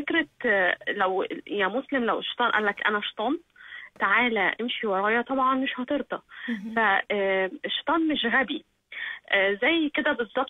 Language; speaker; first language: Arabic; native; Arabic